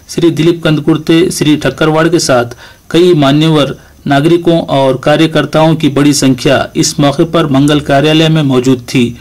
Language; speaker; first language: Hindi; non-native, local second language; Urdu